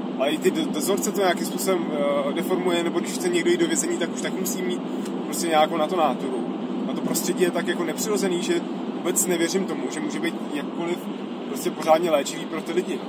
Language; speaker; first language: Czech; native; Czech